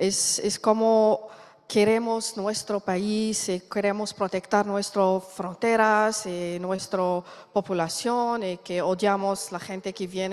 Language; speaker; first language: Spanish; non-native, learner; Arabic